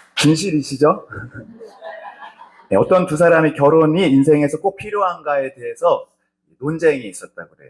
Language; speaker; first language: Korean; native; Korean